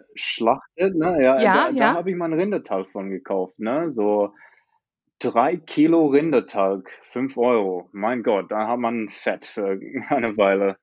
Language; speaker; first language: German; non-native, fluent; English